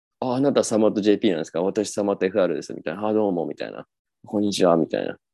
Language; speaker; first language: Japanese; native; Japanese